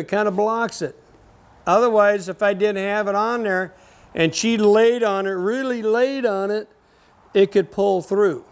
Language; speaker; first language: English; native; English